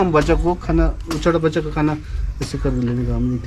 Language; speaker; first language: Hindi; non-native, local second language; Tibetan